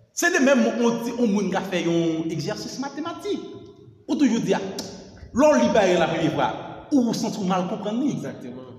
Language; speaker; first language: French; non-native, local second language; Haitian Creole